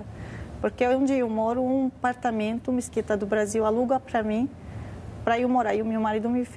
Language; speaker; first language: Portuguese; non-native, learner; Arabic